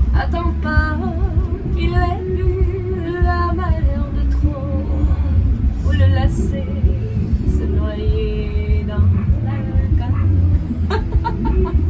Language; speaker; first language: French; native; French